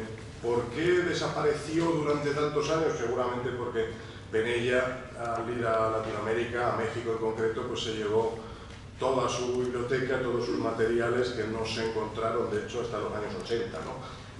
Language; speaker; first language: Spanish; native; Spanish